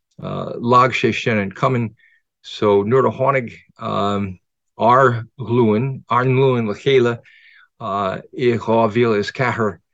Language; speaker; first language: Irish; non-native, fluent; English